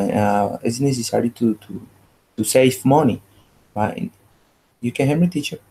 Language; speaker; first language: English; non-native, learner; Spanish